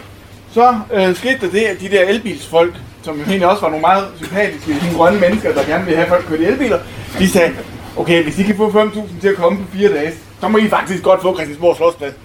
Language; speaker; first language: Danish; native; Danish